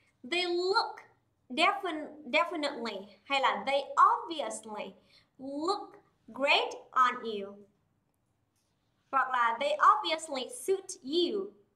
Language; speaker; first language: English; non-native, fluent; Vietnamese